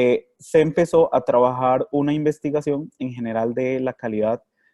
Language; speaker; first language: Spanish; native; Spanish